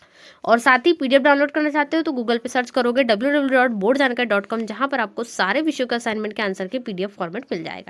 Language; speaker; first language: Hindi; native; Hindi